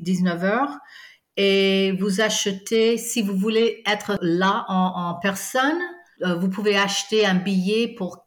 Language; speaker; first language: French; non-native, fluent; English